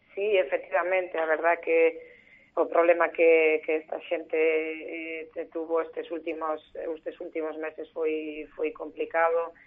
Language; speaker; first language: Galician; non-native, local second language; Spanish